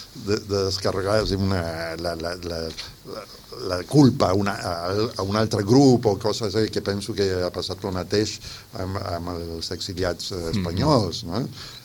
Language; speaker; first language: Catalan; non-native, fluent; Spanish